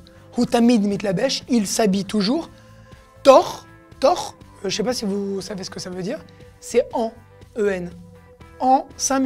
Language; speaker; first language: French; native; French